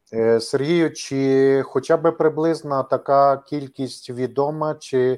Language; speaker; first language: Polish; non-native, learner; Ukrainian